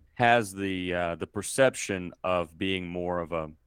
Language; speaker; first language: English; native; English